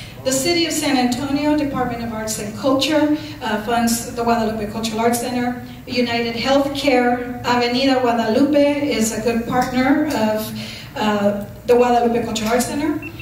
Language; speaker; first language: English; early bilingual, other home language; Spanish